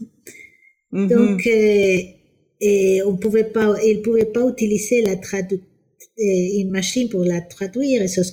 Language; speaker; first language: French; non-native, fluent; Spanish